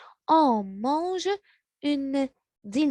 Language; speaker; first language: French; non-native, learner; Arabic